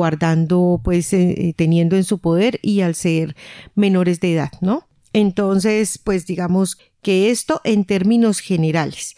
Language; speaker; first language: Spanish; native; Spanish